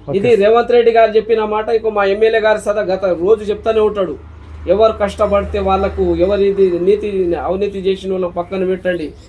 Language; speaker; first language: Telugu; non-native, local second language; Lambadi